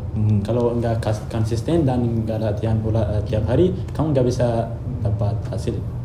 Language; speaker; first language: Indonesian; non-native, fluent; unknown